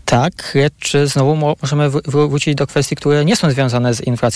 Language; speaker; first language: Polish; native; Polish